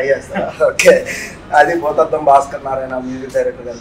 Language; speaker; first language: Telugu; native; Telugu